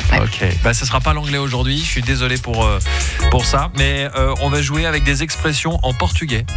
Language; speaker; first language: French; native; French